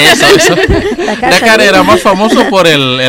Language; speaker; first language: Spanish; non-native, fluent; Serer